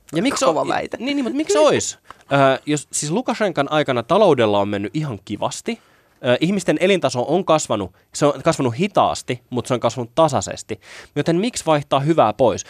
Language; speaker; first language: Finnish; native; Finnish